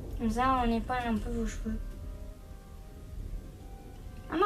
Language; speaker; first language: French; native; French